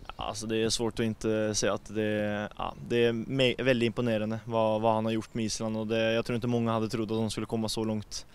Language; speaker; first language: Swedish; non-native, fluent; Norwegian